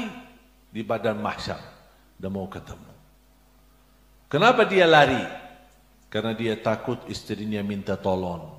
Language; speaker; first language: Indonesian; non-native, fluent; Arabic